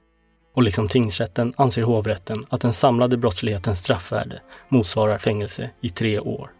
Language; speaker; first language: Swedish; native; Swedish